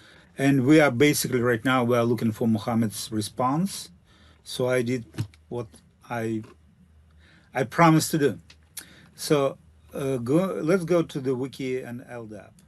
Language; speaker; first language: English; non-native, learner; Russian